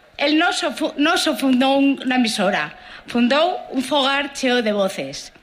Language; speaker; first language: Galician; non-native, local second language; Spanish